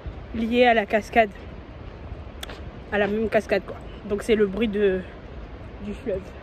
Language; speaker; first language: French; native; French